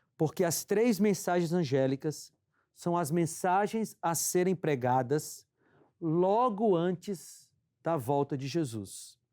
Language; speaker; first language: Portuguese; native; Portuguese